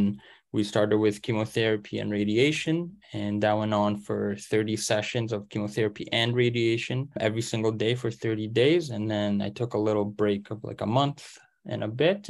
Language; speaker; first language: English; early bilingual, other home language; Portuguese